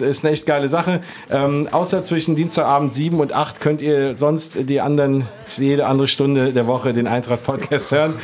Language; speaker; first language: German; native; German